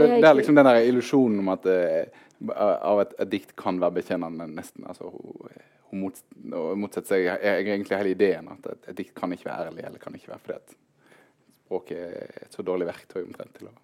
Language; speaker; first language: Norwegian; native; Norwegian